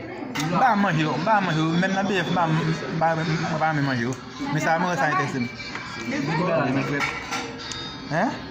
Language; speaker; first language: French; non-native, learner; Haitian Creole